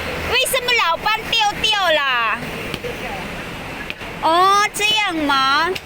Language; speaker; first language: Chinese; non-native, learner; Filipino